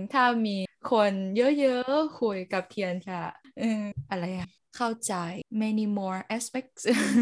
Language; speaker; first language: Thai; non-native, learner; Vietnamese